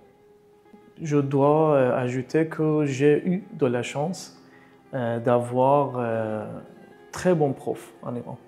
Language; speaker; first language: French; non-native, learner; Persian